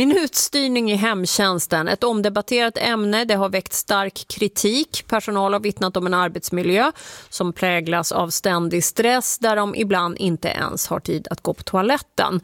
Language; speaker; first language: Swedish; native; Swedish